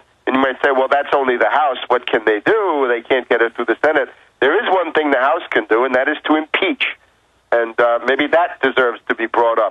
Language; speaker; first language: English; native; English